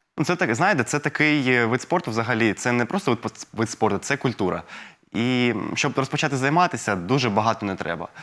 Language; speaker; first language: Ukrainian; non-native, local second language; Russian